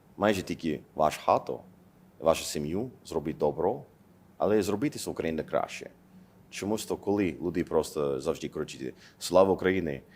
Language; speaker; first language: Ukrainian; non-native, learner; English